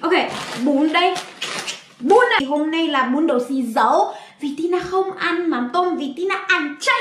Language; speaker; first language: Vietnamese; non-native, learner; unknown